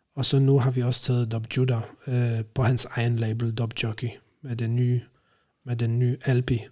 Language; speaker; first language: Danish; non-native, fluent; Polish